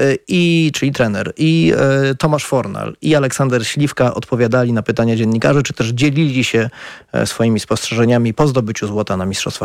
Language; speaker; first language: Polish; native; Polish